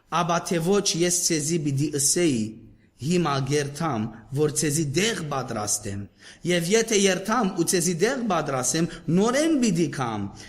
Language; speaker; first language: Armenian; native; Armenian